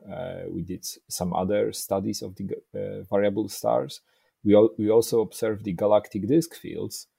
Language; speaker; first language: English; non-native, fluent; Polish